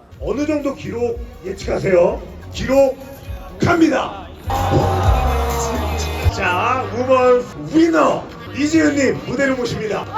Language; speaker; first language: Korean; native; Korean